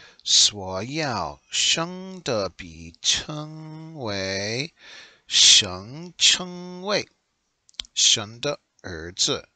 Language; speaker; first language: Chinese; non-native, learner; English